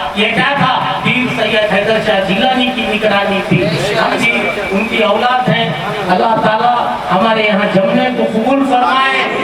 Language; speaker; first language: Urdu; native; Urdu